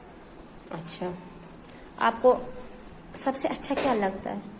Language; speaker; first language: Hindi; non-native, local second language; Kashmiri